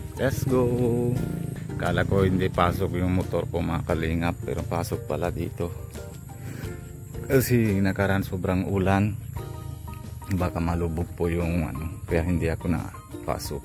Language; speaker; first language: Filipino; non-native, local second language; Bikol